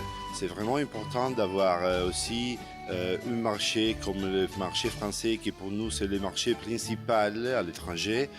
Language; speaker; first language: French; non-native, fluent; Italian